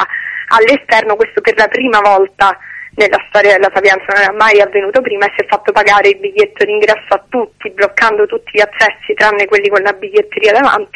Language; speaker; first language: Italian; native; Italian